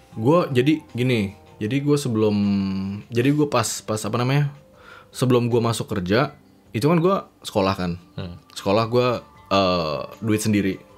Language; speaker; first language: Indonesian; native; Indonesian